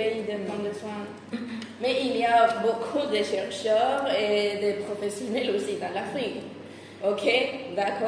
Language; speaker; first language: French; non-native, fluent; Spanish